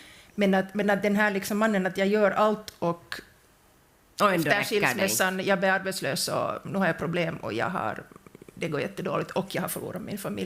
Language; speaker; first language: Swedish; native; Swedish